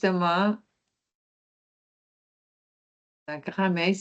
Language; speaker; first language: French; non-native, fluent; Portuguese